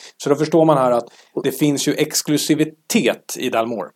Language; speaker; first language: Swedish; native; Swedish